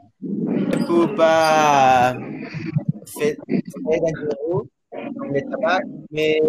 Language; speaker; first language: French; non-native, learner; Spanish